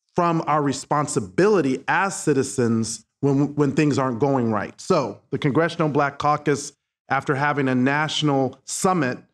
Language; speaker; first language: English; native; English